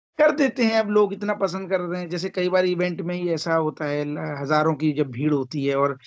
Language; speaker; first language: Hindi; native; Hindi